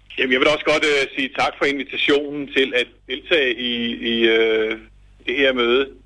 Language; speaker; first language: Danish; native; Danish